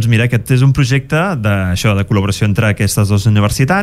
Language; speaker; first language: Catalan; native; Catalan